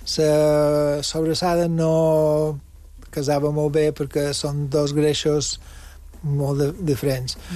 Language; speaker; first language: Catalan; non-native, local second language; English